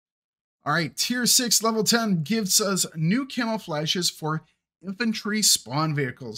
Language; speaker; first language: English; native; English